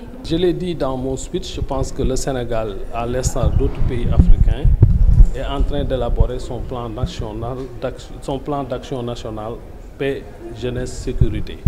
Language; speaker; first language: French; non-native, local second language; Wolof